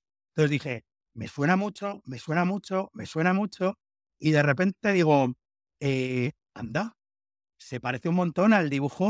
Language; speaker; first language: Spanish; native; Spanish